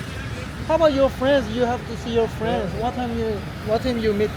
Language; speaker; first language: English; non-native, learner; Korean